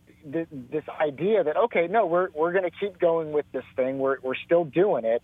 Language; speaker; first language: English; native; English